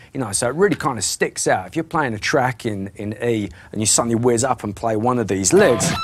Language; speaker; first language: English; native; English